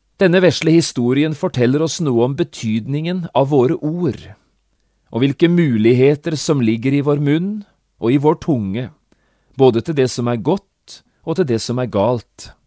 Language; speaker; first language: Norwegian; native; Norwegian